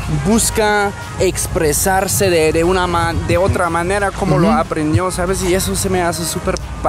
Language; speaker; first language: Spanish; non-native, fluent; German